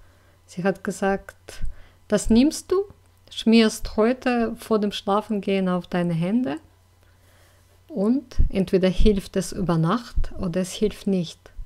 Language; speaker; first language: German; non-native, fluent; Russian